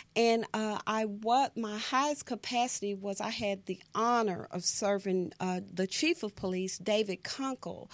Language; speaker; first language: English; native; English